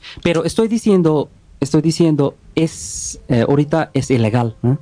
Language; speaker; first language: Spanish; non-native, learner; Bangla